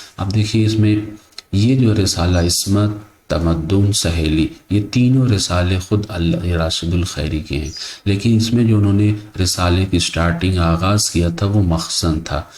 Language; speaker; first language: Urdu; native; Urdu